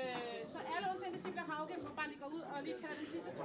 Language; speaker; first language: Danish; native; Danish